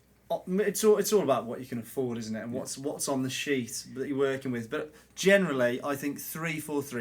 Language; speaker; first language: English; native; English